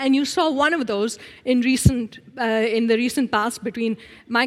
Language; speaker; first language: English; non-native, local second language; Urdu